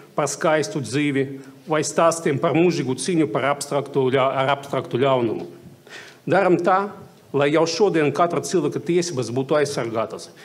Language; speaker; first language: Latvian; non-native, local second language; Russian